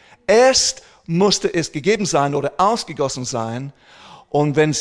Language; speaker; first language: German; non-native, fluent; English